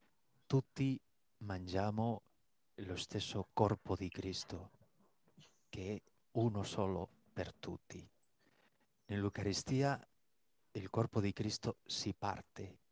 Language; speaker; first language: Italian; non-native, fluent; Spanish